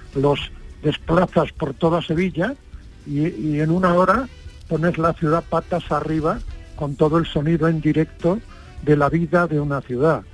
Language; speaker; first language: Spanish; native; Spanish